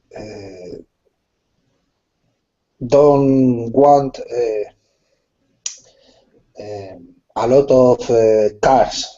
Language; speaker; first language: English; non-native, learner; Spanish